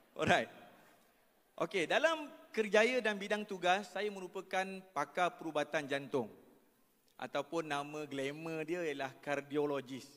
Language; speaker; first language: Malay; native; Malay